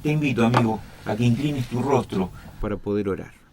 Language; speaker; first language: Spanish; native; Spanish